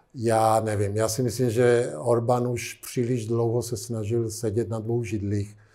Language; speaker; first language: Czech; non-native, fluent; Italian